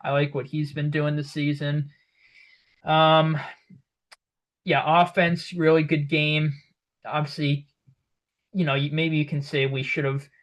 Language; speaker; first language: English; native; English